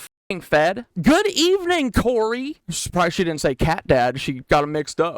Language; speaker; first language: English; native; English